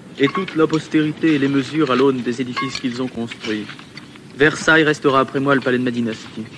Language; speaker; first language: French; native; French